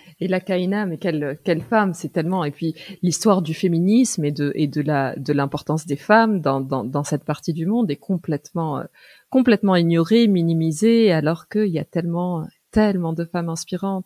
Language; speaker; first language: French; native; French